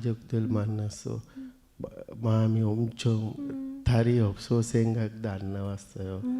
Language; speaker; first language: Korean; non-native, learner; Sinhala